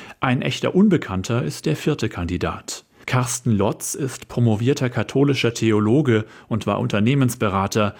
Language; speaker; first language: German; native; German